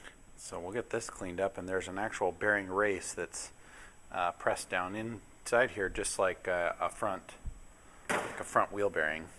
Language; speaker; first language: English; native; English